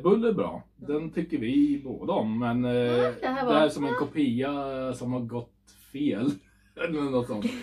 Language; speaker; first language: Swedish; native; Swedish